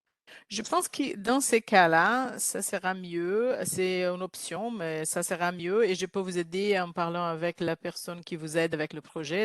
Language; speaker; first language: French; non-native, learner; Portuguese